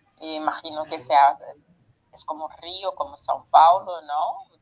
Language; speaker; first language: Spanish; non-native, fluent; Portuguese